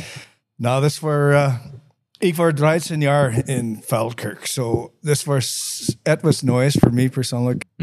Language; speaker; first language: German; non-native, learner; English